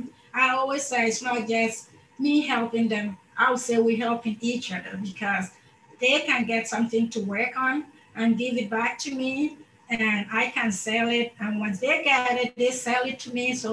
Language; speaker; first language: English; non-native, local second language; Akan